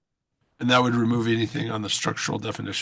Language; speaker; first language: English; native; English